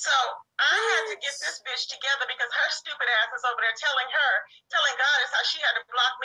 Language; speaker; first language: English; native; English